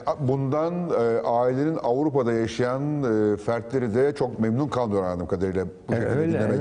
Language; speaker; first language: Turkish; native; Turkish